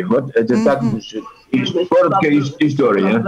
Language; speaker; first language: Russian; early bilingual, heritage; Russian